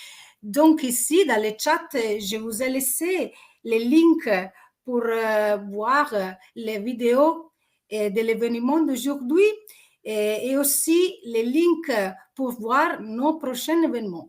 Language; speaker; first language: French; non-native, fluent; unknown